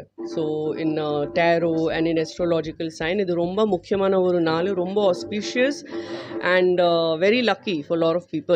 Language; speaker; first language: Tamil; non-native, fluent; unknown